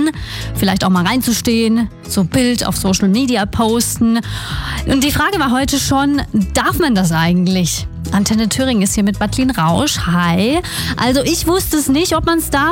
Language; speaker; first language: German; native; German